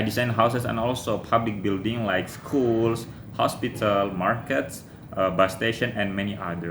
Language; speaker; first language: English; non-native, fluent; Indonesian